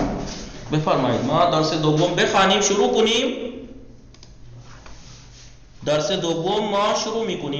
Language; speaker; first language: Persian; non-native, fluent; Urdu